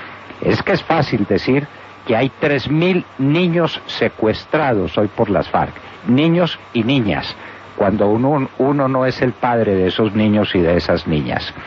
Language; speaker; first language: Spanish; native; Spanish